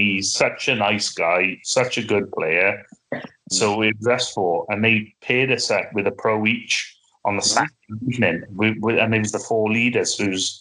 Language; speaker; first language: English; native; English